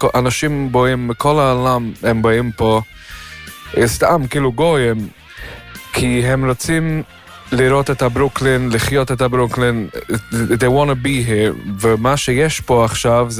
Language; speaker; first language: Hebrew; non-native, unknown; Yiddish